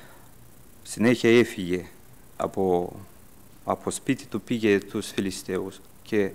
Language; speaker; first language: Greek; early bilingual, heritage; Greek